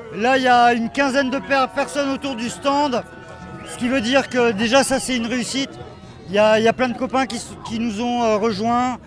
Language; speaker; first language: French; native; French